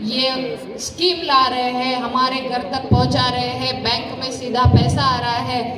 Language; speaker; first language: Hindi; non-native, local second language; Marathi